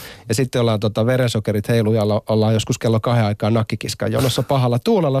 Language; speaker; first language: Finnish; native; Finnish